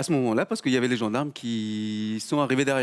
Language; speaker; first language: French; native; French